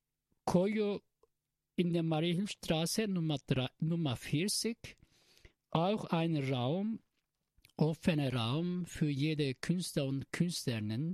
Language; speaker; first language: German; non-native, learner; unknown